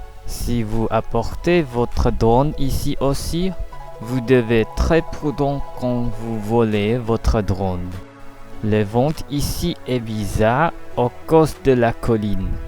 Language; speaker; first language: French; non-native, learner; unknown